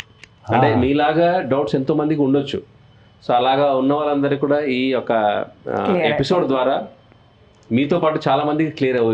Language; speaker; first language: Telugu; native; Telugu